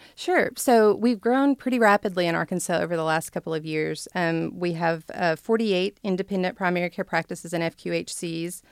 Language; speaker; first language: English; native; English